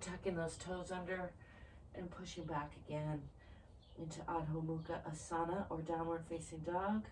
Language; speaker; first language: English; native; English